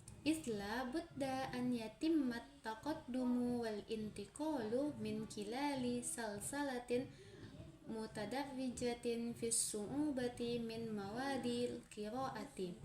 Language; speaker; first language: Arabic; non-native, learner; Indonesian